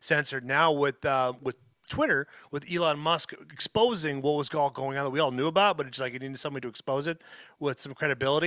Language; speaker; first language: English; native; English